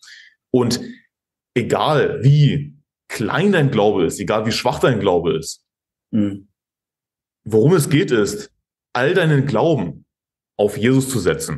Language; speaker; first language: German; native; German